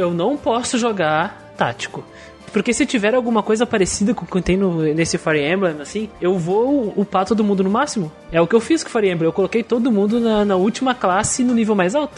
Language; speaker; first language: Portuguese; native; Portuguese